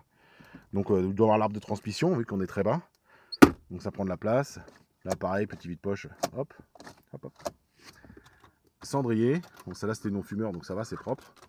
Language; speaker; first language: French; native; French